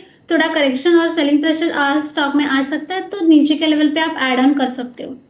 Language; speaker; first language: Hindi; native; Hindi